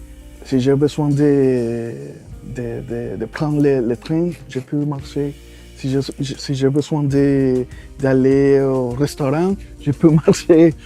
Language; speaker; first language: French; non-native, fluent; Spanish